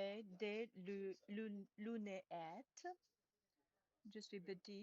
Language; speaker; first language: French; non-native, learner; Chinese